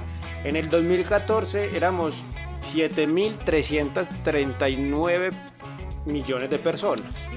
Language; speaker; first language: Spanish; native; Spanish